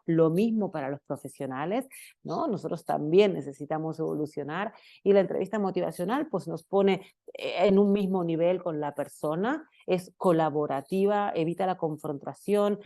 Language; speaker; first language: Spanish; native; Spanish